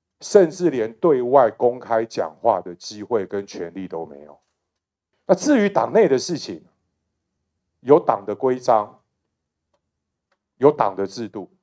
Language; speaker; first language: Chinese; native; Chinese